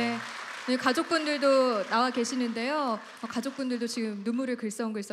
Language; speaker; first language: Korean; native; Korean